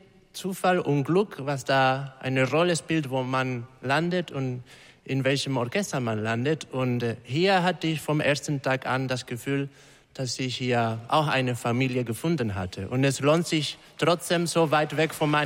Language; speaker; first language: German; non-native, fluent; Spanish